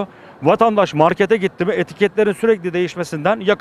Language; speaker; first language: Turkish; native; Turkish